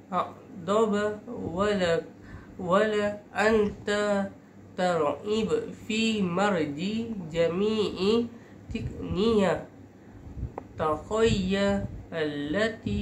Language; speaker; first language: Arabic; non-native, learner; Malay